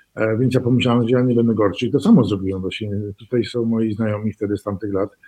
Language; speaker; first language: Polish; early bilingual, heritage; Polish